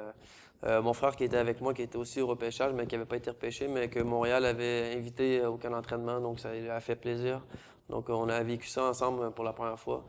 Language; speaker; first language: French; native; French